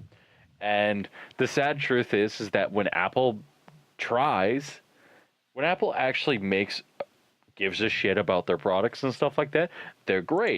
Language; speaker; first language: English; native; English